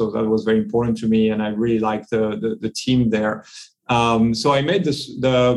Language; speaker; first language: English; non-native, fluent; French